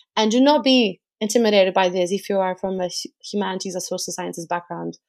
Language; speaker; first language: English; non-native, fluent; Portuguese